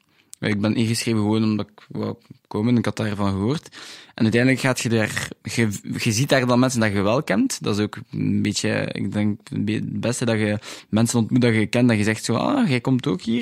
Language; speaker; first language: Dutch; non-native, local second language; French